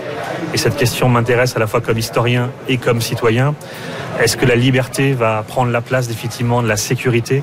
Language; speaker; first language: French; native; French